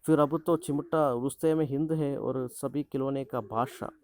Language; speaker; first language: Hindi; non-native, local second language; Malayalam